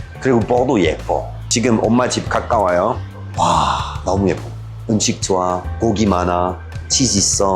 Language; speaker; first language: Korean; non-native, learner; French